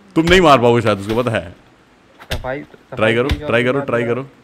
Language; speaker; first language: Hindi; native; Hindi